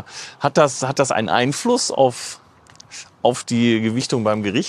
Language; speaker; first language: German; native; German